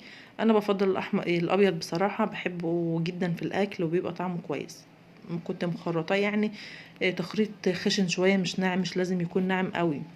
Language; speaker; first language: Arabic; native; Arabic